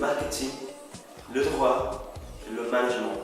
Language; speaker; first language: French; non-native, fluent; Portuguese